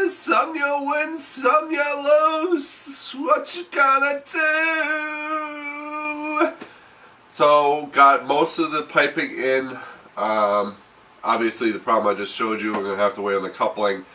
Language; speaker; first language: English; native; English